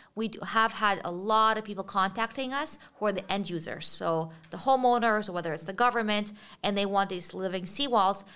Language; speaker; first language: English; early bilingual, other home language; Russian